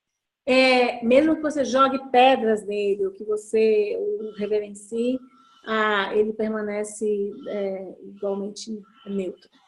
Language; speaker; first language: Portuguese; native; Portuguese